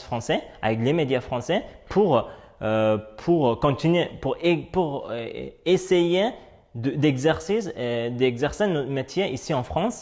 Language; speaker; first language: French; non-native, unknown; Persian